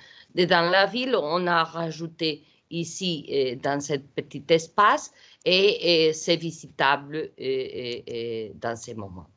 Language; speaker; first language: French; non-native, learner; Portuguese